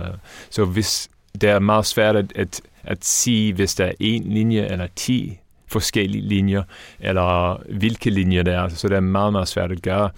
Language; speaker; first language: Danish; non-native, fluent; English